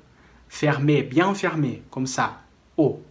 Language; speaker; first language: French; non-native, fluent; Portuguese